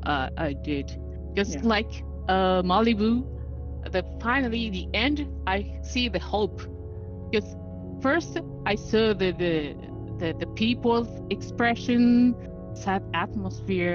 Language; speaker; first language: English; non-native, learner; Japanese